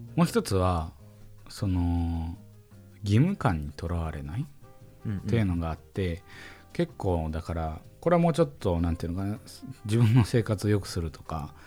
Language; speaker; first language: Japanese; non-native, fluent; German